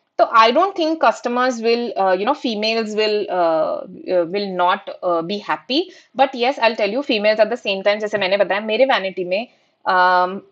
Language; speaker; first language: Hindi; non-native, local second language; Marathi